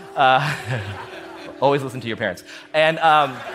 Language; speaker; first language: English; native; English